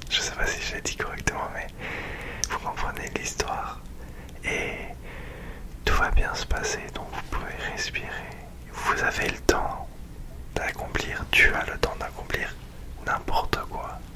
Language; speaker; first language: French; early bilingual, heritage; French